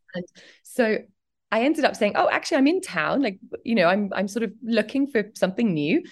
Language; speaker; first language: English; native; English